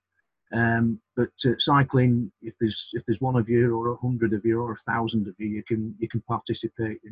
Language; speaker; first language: English; native; English